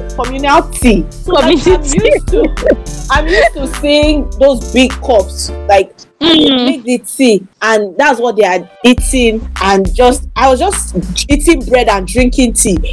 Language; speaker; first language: English; non-native, local second language; Yoruba